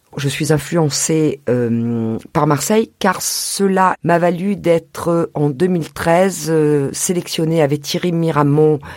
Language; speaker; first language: French; native; French